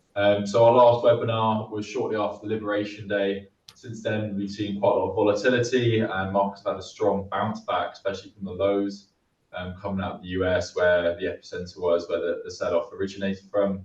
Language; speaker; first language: English; native; English